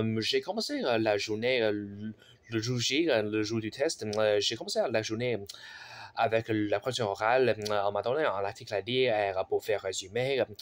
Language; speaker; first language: French; non-native, fluent; Chinese